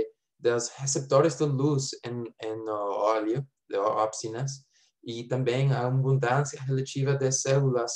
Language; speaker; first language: Portuguese; non-native, fluent; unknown